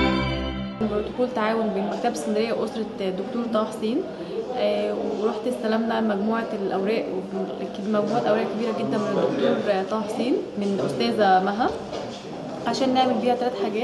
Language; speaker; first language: Arabic; native; Arabic